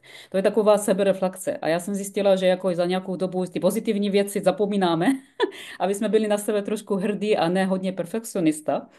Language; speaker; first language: Czech; non-native, fluent; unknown